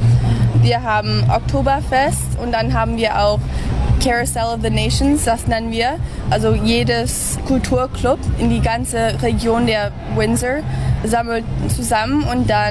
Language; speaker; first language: German; early bilingual, heritage; English